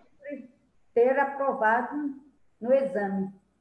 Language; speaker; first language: Spanish; non-native, learner; Portuguese